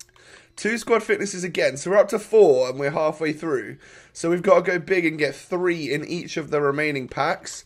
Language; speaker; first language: English; native; English